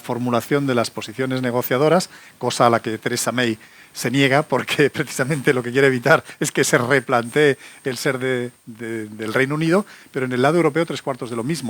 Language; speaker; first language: Spanish; native; Spanish